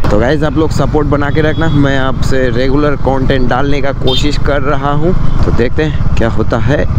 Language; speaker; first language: Hindi; non-native, local second language; Bangla